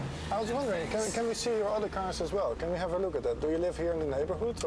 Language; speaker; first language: English; non-native, fluent; Dutch